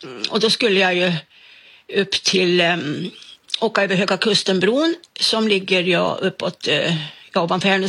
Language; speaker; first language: Swedish; native; Swedish